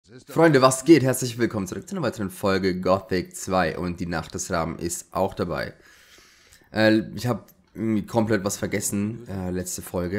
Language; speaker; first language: German; native; German